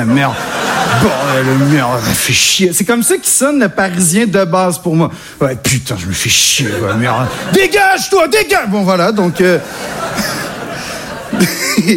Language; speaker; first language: French; native; French